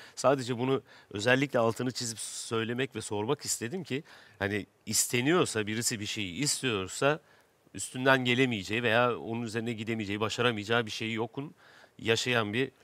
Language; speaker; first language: Turkish; native; Turkish